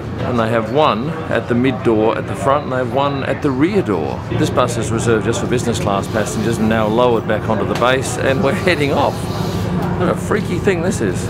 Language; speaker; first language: English; native; English